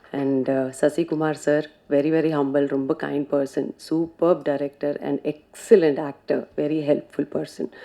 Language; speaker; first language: Tamil; non-native, fluent; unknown